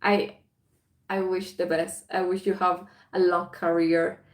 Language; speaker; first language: English; non-native, fluent; Spanish